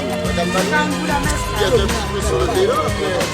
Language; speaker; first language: French; native; French